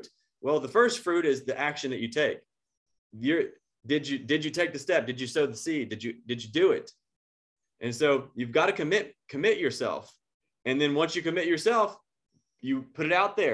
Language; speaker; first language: English; native; English